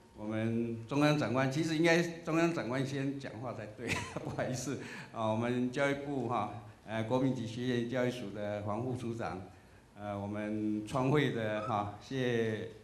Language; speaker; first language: Chinese; native; Chinese